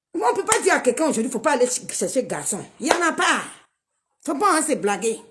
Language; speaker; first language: French; non-native, local second language; Dyula